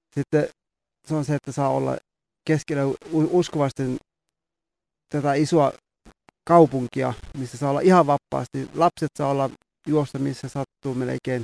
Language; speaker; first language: Finnish; early bilingual, heritage; Finnish